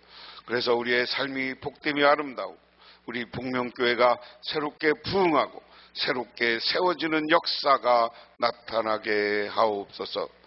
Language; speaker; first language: Korean; native; Korean